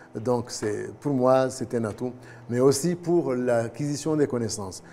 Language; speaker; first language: French; non-native, local second language; Kinyarwanda